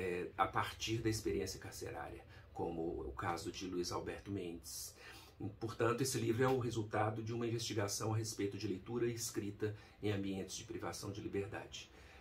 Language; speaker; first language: Portuguese; native; Portuguese